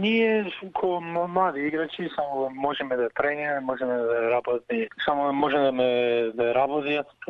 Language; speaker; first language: Macedonian; early bilingual, heritage; Macedonian